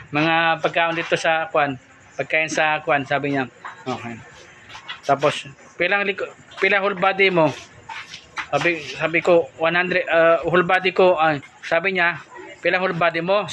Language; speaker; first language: Filipino; non-native, local second language; Cebuano